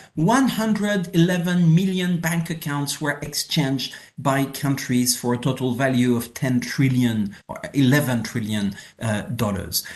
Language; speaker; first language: English; non-native, fluent; French